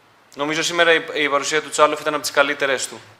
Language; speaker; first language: Greek; native; Greek